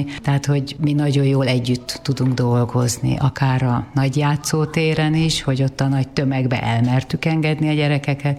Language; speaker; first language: Hungarian; native; Hungarian